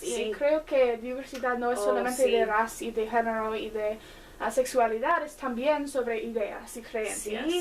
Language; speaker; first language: Spanish; non-native, learner; English